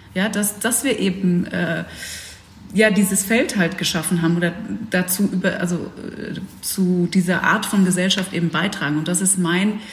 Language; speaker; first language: German; early bilingual, other home language; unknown